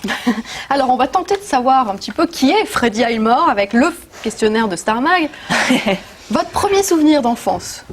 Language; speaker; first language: French; native; French